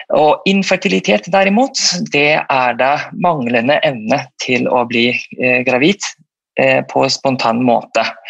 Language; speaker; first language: Norwegian; non-native, fluent; Malay